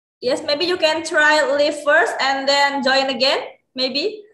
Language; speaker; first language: English; non-native, learner; Indonesian